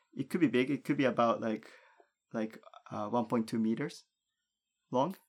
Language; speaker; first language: English; non-native, fluent; Japanese